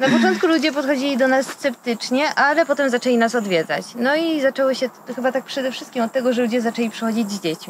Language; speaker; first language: Polish; native; Polish